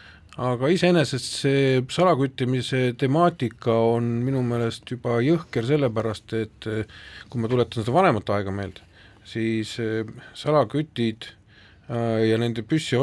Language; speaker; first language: Estonian; native; Estonian